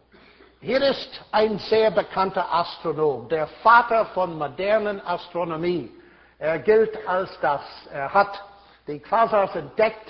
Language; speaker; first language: German; non-native, fluent; English